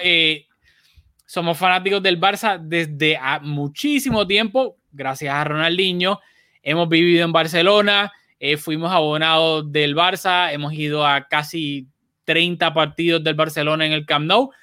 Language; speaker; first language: Spanish; native; Spanish